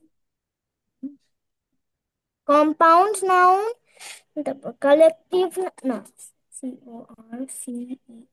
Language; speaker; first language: English; non-native, learner; Bangla